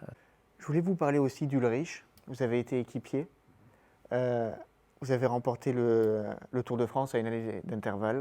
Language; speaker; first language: French; native; French